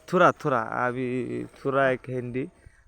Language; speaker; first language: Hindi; non-native, local second language; Bangla